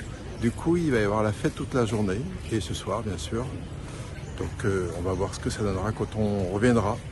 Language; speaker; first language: French; native; French